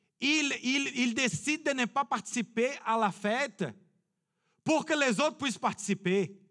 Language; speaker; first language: French; non-native, fluent; Portuguese